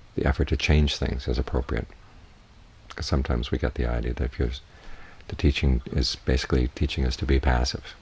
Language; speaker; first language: English; native; English